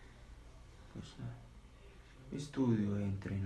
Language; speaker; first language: Spanish; non-native, learner; Arabic